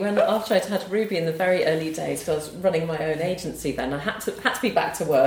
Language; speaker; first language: English; native; English